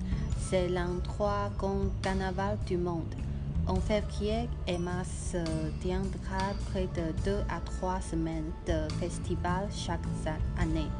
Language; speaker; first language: French; non-native, learner; Chinese